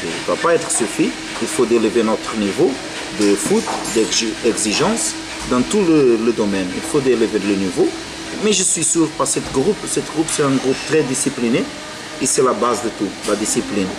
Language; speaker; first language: French; non-native, fluent; Portuguese